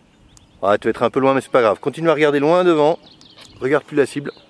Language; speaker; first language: French; native; French